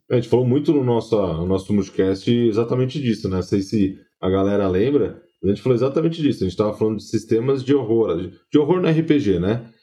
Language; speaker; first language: Portuguese; native; Portuguese